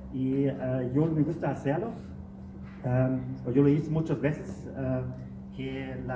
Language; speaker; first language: Spanish; non-native, learner; German